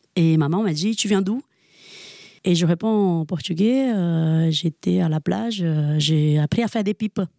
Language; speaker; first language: French; non-native, fluent; Portuguese